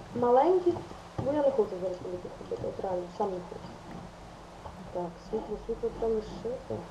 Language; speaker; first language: Ukrainian; native; Ukrainian